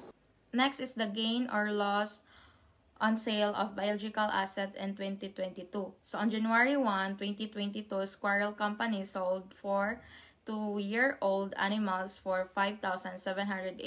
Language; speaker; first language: English; non-native, local second language; Cebuano